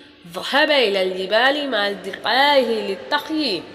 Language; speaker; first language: Arabic; non-native, fluent; Urdu